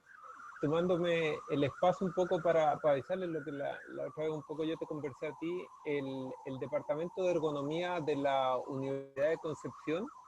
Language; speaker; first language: Spanish; native; Spanish